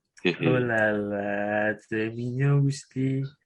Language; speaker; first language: French; non-native, learner; Indonesian